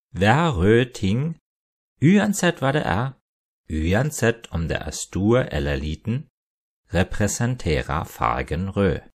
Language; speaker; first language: Norwegian; non-native, fluent; German